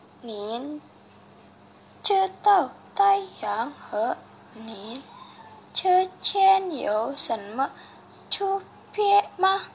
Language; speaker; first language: Chinese; non-native, learner; Indonesian